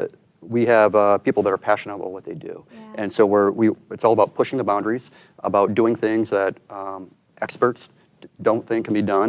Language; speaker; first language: English; native; English